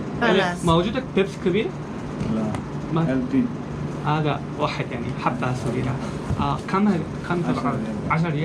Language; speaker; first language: Arabic; non-native, learner; Korean